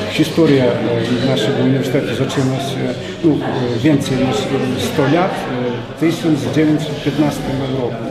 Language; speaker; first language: Polish; non-native, learner; Ukrainian